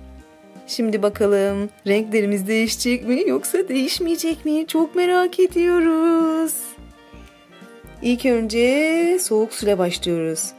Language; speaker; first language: Turkish; native; Turkish